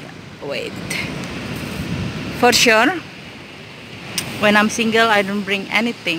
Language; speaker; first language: English; non-native, learner; Indonesian